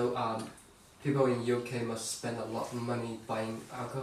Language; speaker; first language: English; non-native, fluent; Chinese